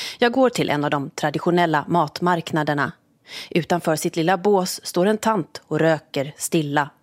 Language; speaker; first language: Swedish; native; Swedish